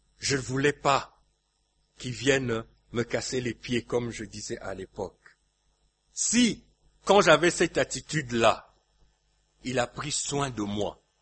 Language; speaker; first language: French; non-native, local second language; Lingala